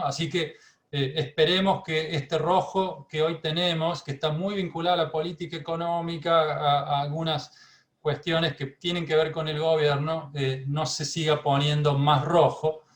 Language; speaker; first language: Spanish; native; Spanish